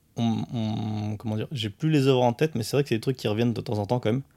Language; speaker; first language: French; early bilingual, other home language; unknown